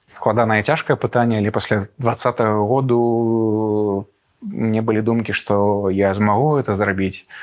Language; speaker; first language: Belarusian; non-native, local second language; Russian